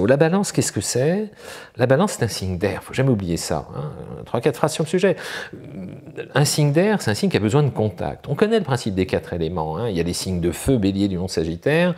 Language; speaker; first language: French; native; French